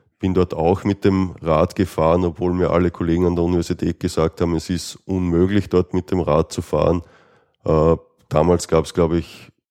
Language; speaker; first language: German; native; German